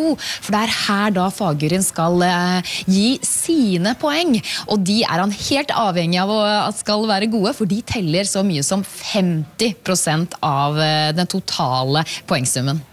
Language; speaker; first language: Norwegian; native; Norwegian